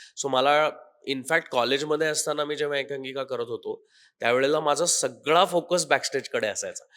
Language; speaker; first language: Marathi; native; Marathi